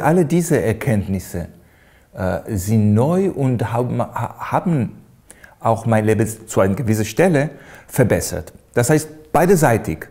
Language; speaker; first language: German; non-native, fluent; Hebrew